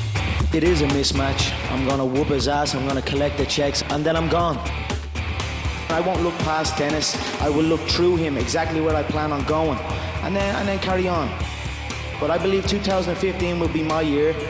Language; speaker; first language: English; native; English